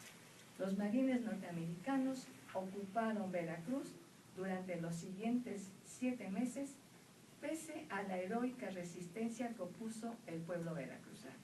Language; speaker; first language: Spanish; native; Spanish